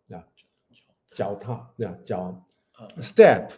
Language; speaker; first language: English; non-native, learner; Chinese